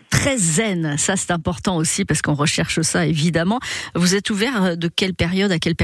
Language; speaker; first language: French; native; French